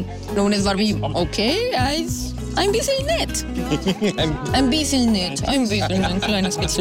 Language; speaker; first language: German; non-native, fluent; Spanish